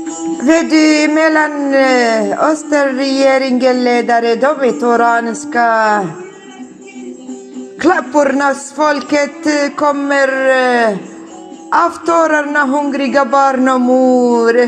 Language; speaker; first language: Swedish; non-native, learner; Kurdish